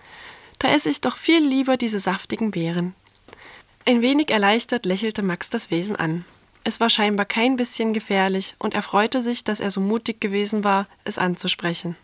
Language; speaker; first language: German; native; German